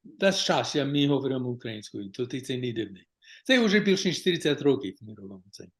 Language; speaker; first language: Ukrainian; non-native, learner; English